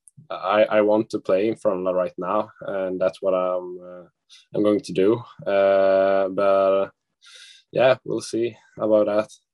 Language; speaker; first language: English; non-native, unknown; Swedish